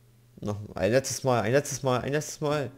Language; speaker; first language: German; native; German